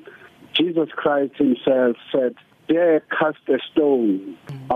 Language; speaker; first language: English; non-native, local second language; Zulu